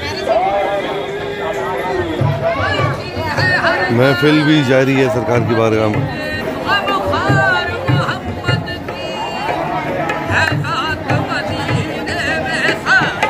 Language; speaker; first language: Urdu; native; Urdu